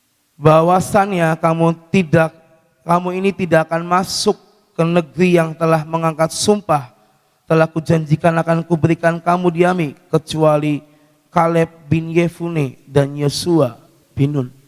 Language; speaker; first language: Indonesian; native; Indonesian